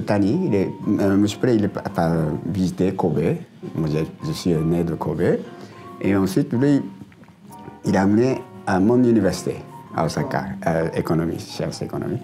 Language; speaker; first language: French; non-native, learner; Japanese